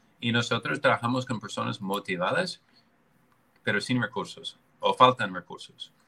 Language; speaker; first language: Spanish; non-native, fluent; English